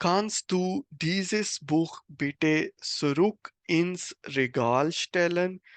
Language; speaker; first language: German; non-native, fluent; Urdu